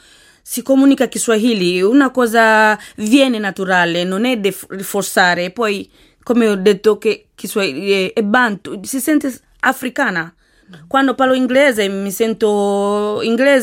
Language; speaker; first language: Italian; non-native, learner; Swahili